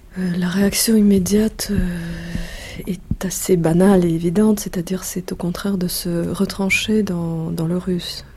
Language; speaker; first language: French; non-native, fluent; Russian